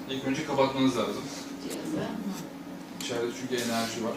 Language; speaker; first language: Turkish; native; Turkish